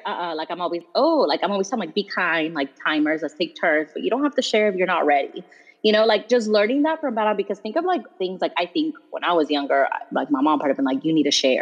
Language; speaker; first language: English; early bilingual, other home language; Spanish